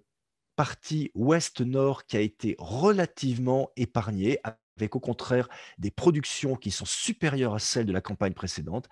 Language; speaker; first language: French; native; French